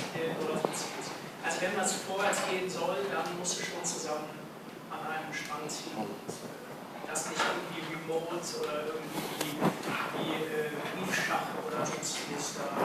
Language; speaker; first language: German; native; German